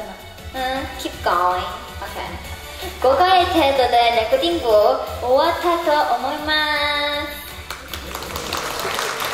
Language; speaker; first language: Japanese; non-native, learner; Korean